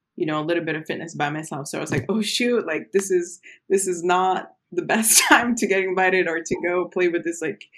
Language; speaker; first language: English; early bilingual, other home language; Portuguese